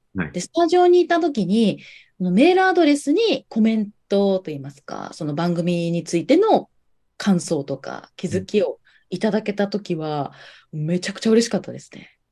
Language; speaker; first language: Japanese; native; Japanese